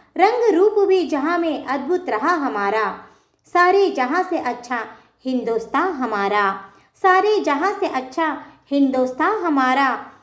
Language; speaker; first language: Hindi; non-native, local second language; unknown